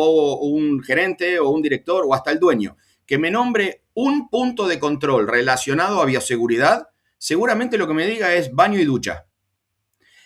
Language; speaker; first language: Spanish; native; Spanish